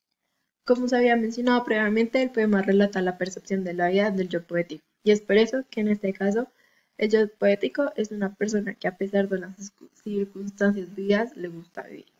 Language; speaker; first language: Spanish; native; Spanish